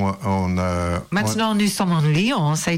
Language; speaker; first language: French; non-native, learner; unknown